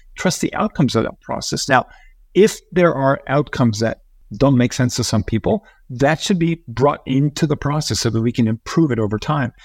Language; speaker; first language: English; early bilingual, other home language; Spanish